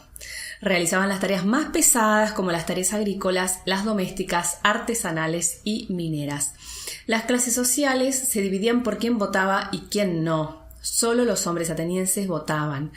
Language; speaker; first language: Spanish; native; Spanish